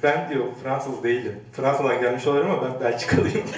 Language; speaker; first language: Turkish; native; Turkish